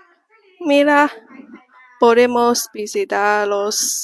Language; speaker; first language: Spanish; non-native, learner; Chinese